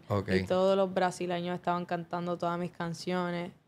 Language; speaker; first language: Spanish; early bilingual, heritage; Spanish